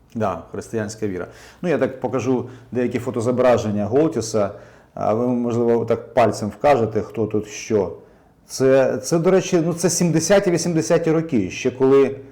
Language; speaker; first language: Ukrainian; native; Ukrainian